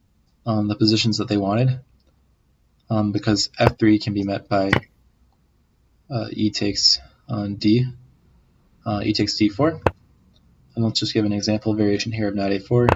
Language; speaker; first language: English; native; English